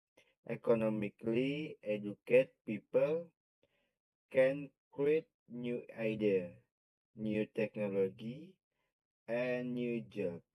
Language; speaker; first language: English; non-native, learner; Indonesian